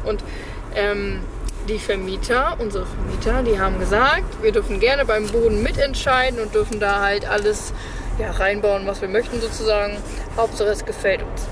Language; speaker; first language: German; native; German